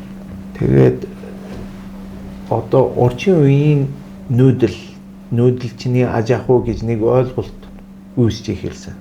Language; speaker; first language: Mongolian; non-native, fluent; Turkish